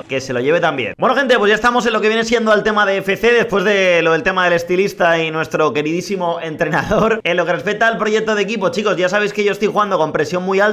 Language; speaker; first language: Spanish; native; Spanish